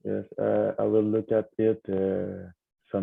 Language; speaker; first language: English; non-native, learner; French